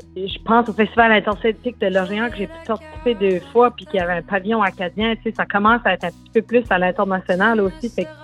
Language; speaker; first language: French; native; French